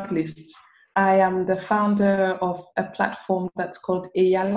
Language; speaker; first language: English; non-native, local second language; French